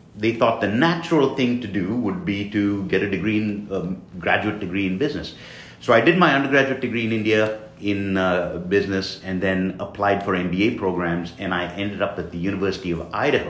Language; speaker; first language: English; non-native, local second language; Tamil